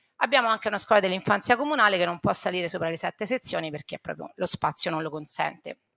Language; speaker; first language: Italian; native; Italian